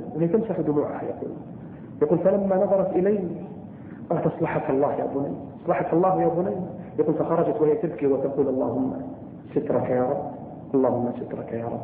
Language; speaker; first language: Arabic; native; Arabic